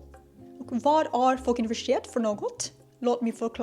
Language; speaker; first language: Swedish; non-native, learner; Japanese